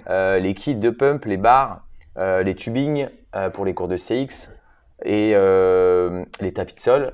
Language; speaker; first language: French; native; French